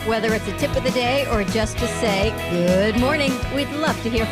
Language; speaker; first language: English; native; English